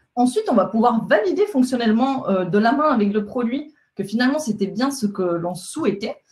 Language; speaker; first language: French; non-native, fluent; Spanish